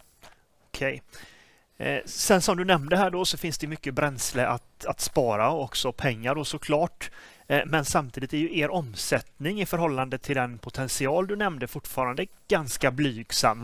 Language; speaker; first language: Swedish; native; Swedish